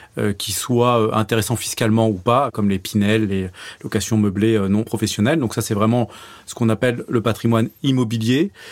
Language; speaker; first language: French; native; French